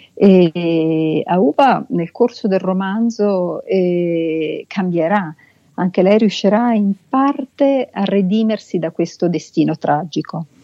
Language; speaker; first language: Italian; native; Italian